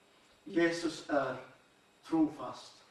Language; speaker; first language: Swedish; non-native, fluent; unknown